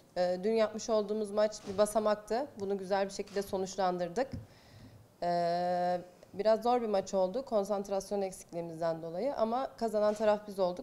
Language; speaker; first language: Turkish; native; Turkish